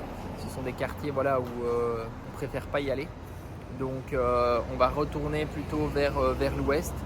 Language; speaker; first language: French; native; French